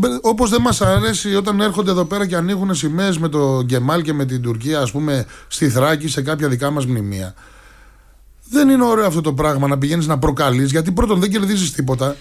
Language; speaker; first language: Greek; native; Greek